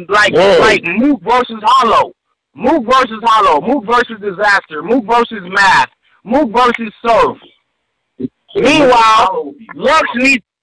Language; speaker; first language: English; native; English